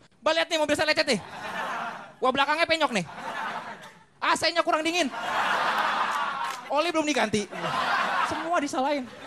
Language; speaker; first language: Indonesian; native; Indonesian